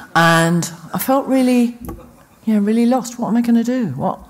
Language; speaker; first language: English; native; English